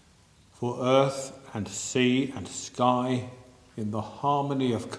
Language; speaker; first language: English; native; English